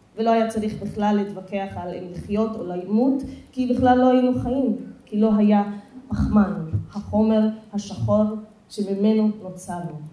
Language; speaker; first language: Hebrew; non-native, local second language; Arabic